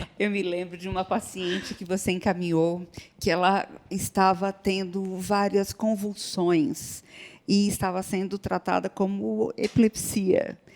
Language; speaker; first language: Portuguese; native; Portuguese